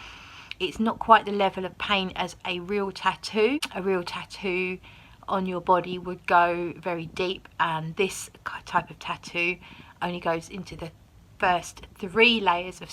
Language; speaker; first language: English; native; English